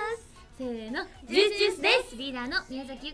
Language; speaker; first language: Japanese; native; Japanese